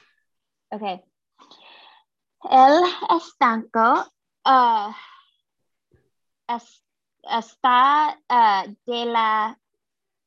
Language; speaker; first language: Spanish; non-native, learner; English